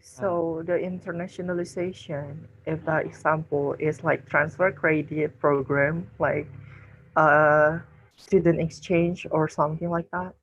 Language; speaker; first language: English; non-native, learner; Indonesian